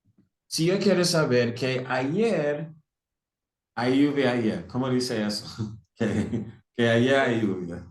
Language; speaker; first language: Spanish; non-native, fluent; English